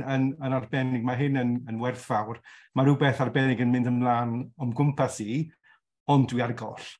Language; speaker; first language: Welsh; non-native, local second language; English